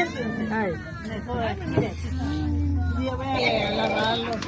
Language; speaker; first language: Spanish; native; Spanish